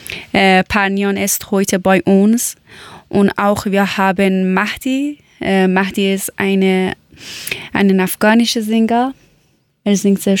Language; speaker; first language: German; non-native, local second language; Persian